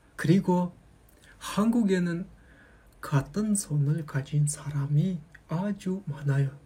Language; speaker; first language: Korean; non-native, fluent; Kazakh